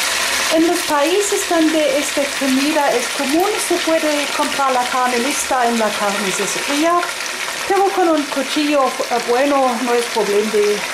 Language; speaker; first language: Spanish; non-native, fluent; German